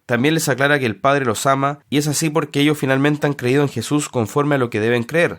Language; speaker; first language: Spanish; native; Spanish